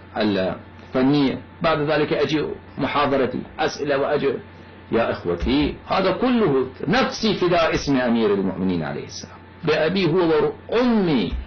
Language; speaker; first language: Arabic; non-native, fluent; Persian